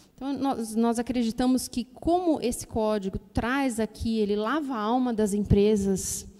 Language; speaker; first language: Portuguese; native; Portuguese